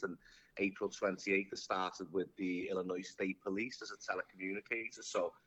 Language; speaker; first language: English; native; English